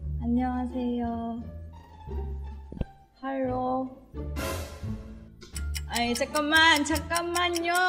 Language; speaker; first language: Korean; non-native, fluent; Indonesian